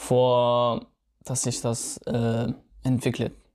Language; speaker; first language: German; non-native, fluent; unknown